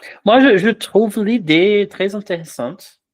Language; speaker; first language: French; non-native, fluent; Portuguese